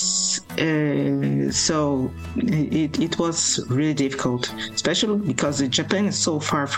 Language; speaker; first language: English; non-native, fluent; Portuguese